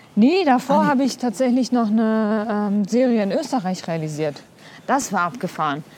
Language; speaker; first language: German; early bilingual, other home language; Kurdish